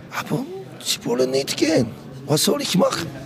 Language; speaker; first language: German; non-native, learner; Korean